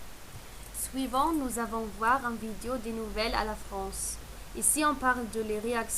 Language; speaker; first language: French; non-native, learner; German